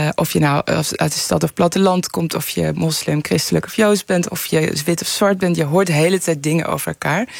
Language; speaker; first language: Dutch; early bilingual, other home language; Persian